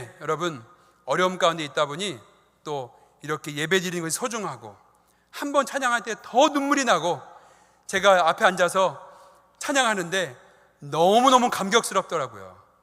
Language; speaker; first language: Korean; native; Korean